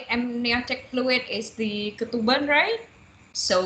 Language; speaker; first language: English; non-native, fluent; Indonesian